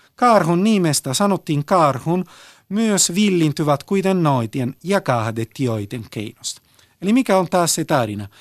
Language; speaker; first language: Finnish; early bilingual, heritage; Italian